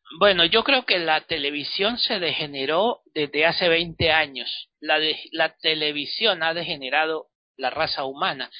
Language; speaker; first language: Spanish; native; Spanish